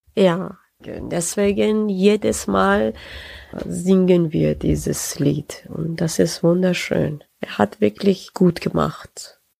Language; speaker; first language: German; non-native, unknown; Persian